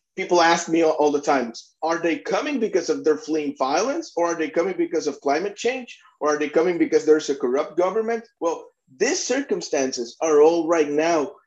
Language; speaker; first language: English; non-native, fluent; Spanish